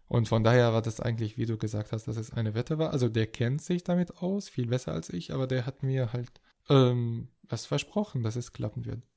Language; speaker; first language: German; non-native, fluent; Arabic